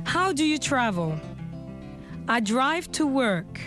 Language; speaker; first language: English; non-native, fluent; French